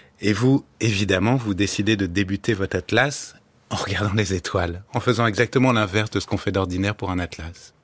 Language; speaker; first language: French; native; French